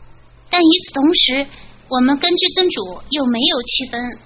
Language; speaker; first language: Chinese; native; Chinese